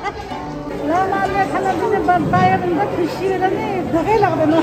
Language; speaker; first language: Nepali; non-native, local second language; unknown